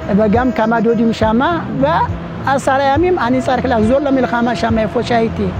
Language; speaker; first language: Hebrew; non-native, learner; Amharic